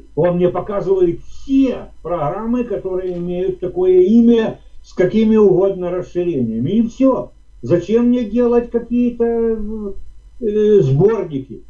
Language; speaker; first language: Russian; native; Russian